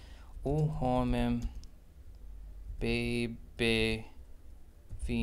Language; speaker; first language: Portuguese; non-native, learner; English